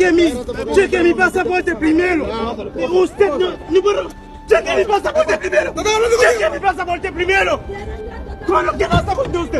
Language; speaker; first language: Spanish; non-native, learner; Haitian Creole